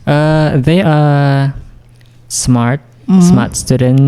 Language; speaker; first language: English; non-native, fluent; Indonesian